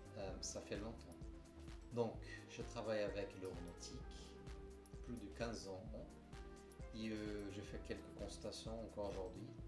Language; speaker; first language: French; non-native, fluent; Portuguese